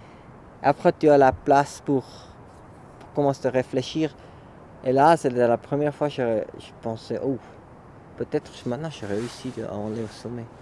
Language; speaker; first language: French; non-native, local second language; German